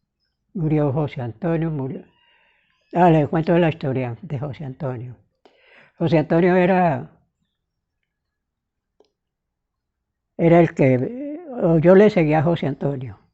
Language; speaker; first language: Spanish; native; Spanish